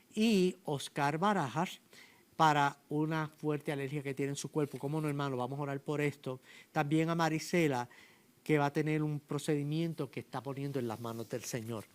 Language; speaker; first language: Spanish; native; Spanish